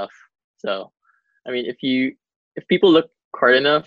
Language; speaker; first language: English; non-native, local second language; Cebuano